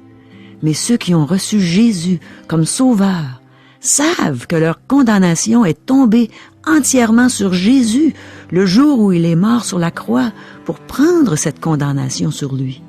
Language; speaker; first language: French; native; French